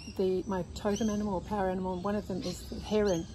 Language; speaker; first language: English; native; English